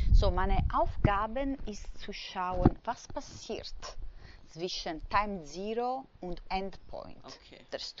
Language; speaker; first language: German; non-native, fluent; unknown